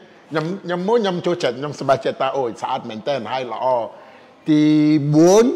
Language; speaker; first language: Khmer; non-native, fluent; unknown